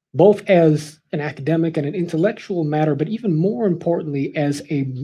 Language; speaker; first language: English; native; English